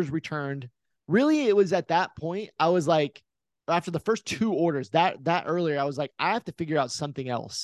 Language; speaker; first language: English; native; English